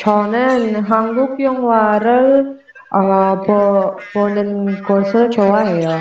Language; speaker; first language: Korean; non-native, learner; Indonesian